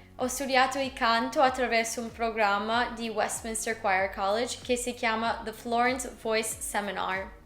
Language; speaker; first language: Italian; non-native, fluent; English